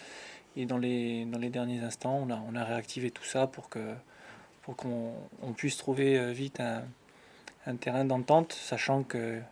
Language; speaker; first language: French; native; French